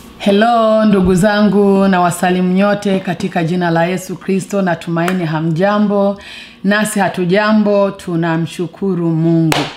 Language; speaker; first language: Swahili; non-native, local second language; Rundi